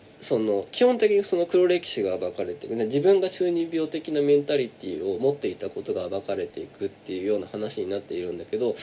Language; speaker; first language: Japanese; native; Japanese